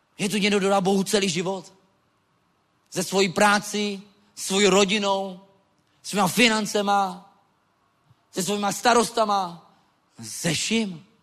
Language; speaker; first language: Czech; non-native, local second language; Romany